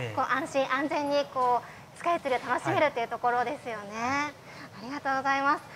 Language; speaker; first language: Japanese; native; Japanese